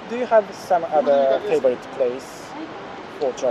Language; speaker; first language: English; non-native, fluent; Japanese